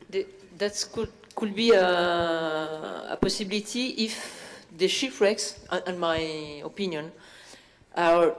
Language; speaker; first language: English; non-native, learner; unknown